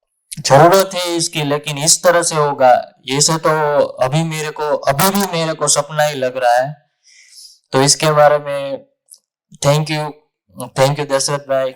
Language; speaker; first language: Hindi; non-native, local second language; Gujarati